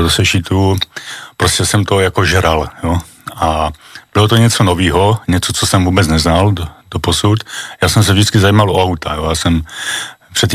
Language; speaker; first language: Czech; native; Czech